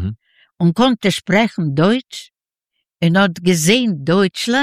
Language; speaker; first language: German; non-native, learner; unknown